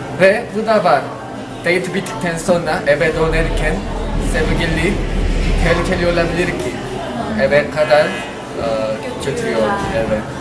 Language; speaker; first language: Turkish; non-native, learner; Korean